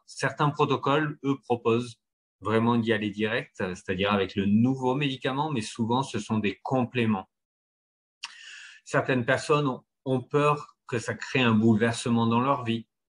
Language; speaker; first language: French; native; French